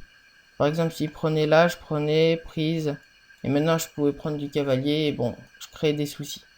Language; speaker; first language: French; native; French